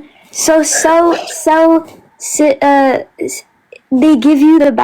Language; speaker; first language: English; non-native, learner; Amharic